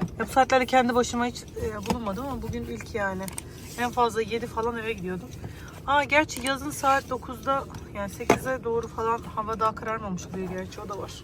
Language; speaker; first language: Turkish; native; Turkish